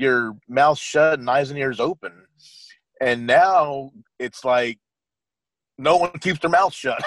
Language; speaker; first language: English; native; English